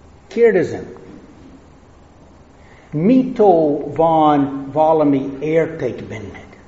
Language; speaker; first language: Hungarian; non-native, fluent; English